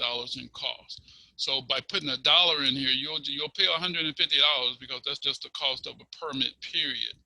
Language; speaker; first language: English; native; English